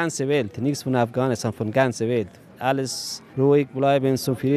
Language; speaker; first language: German; non-native, learner; Persian